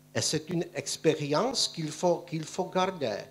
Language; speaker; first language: French; non-native, fluent; Czech